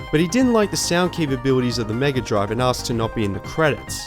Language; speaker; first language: English; native; English